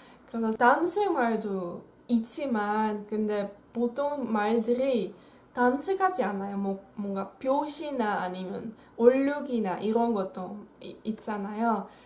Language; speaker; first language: Korean; non-native, fluent; Dutch